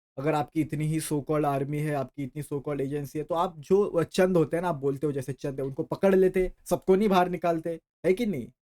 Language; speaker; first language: Hindi; native; Hindi